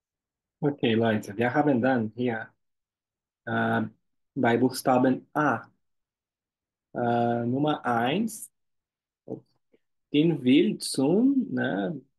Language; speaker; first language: German; non-native, fluent; Portuguese